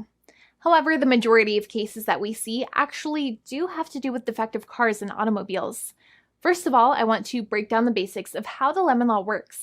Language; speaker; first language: English; native; English